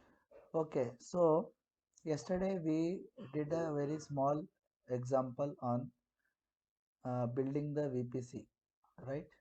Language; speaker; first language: English; non-native, local second language; Kannada